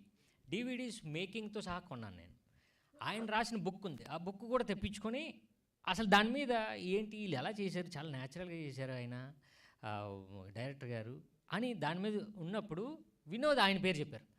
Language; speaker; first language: Telugu; native; Telugu